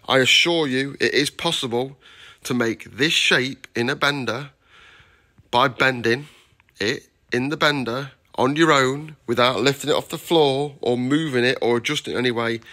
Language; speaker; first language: English; native; English